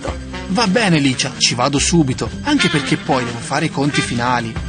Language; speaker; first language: Italian; native; Italian